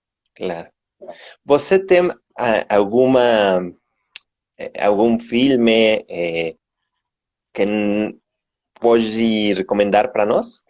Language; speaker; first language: Portuguese; non-native, learner; Spanish